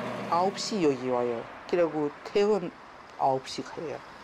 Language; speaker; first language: Korean; non-native, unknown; Russian